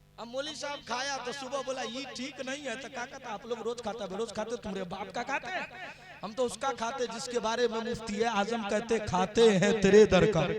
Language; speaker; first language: Hindi; native; Hindi